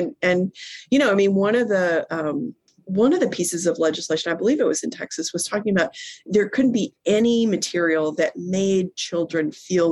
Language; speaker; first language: English; native; English